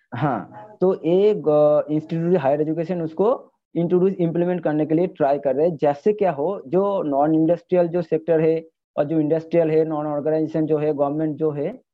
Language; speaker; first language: Hindi; non-native, local second language; Bangla